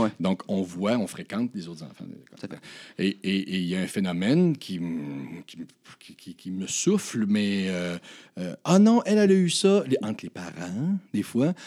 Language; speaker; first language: French; native; French